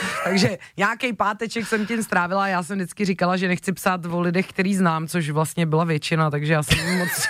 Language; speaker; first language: Czech; native; Czech